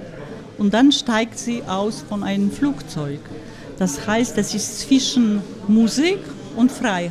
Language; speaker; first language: German; non-native, fluent; Polish